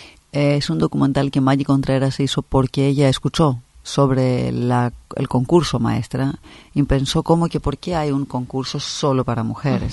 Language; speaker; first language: Spanish; non-native, fluent; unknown